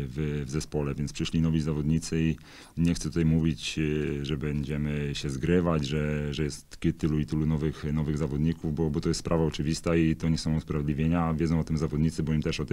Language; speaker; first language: Polish; native; Polish